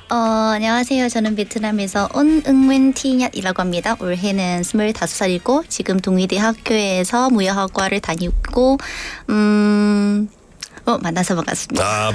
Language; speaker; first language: Korean; non-native, learner; Vietnamese